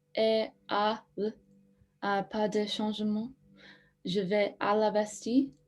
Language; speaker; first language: French; non-native, learner; English